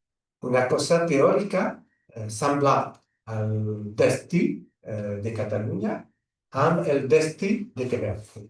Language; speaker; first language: Catalan; non-native, learner; French